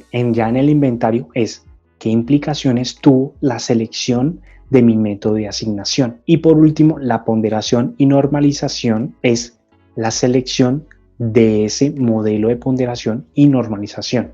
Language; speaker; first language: Spanish; native; Spanish